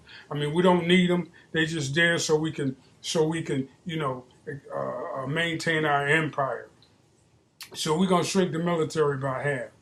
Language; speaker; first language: English; native; English